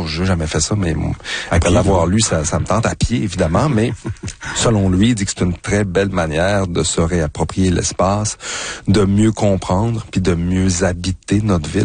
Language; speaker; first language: French; native; French